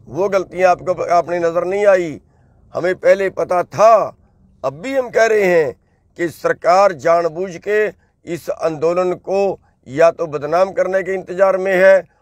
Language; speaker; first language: Hindi; non-native, local second language; Punjabi